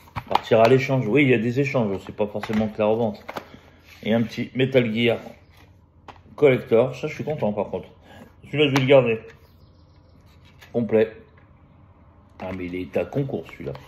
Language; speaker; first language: French; native; French